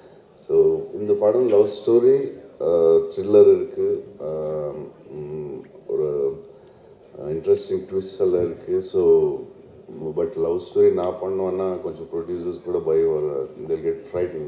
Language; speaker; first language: Tamil; non-native, learner; Telugu